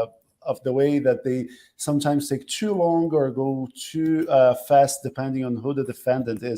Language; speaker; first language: English; non-native, fluent; Portuguese